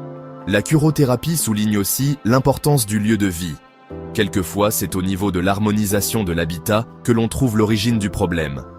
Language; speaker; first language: French; native; French